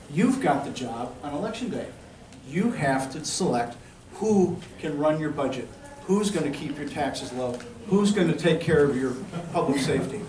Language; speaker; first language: English; native; English